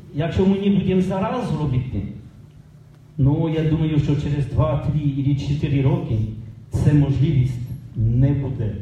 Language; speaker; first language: Ukrainian; non-native, learner; French